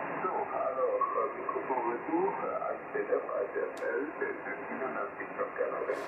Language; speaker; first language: French; non-native, fluent; German